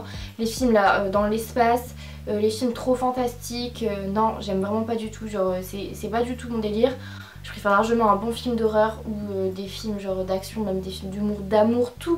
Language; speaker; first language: French; native; French